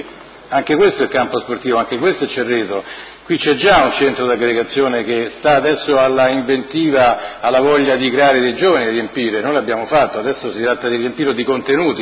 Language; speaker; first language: Italian; native; Italian